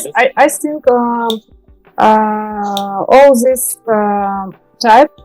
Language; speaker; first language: English; non-native, learner; Russian